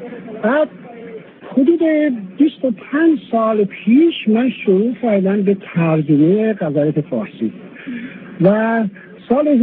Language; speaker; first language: Persian; non-native, fluent; Chinese